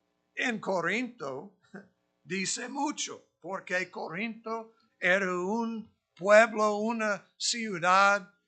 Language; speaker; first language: Spanish; non-native, fluent; English